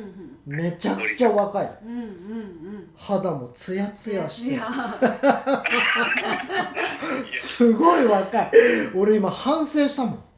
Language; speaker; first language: Japanese; native; Japanese